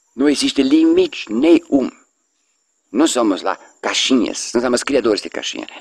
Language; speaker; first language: Portuguese; non-native, fluent; Swiss German